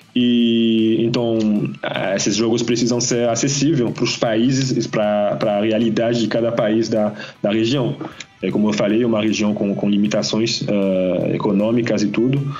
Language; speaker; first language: Portuguese; non-native, fluent; French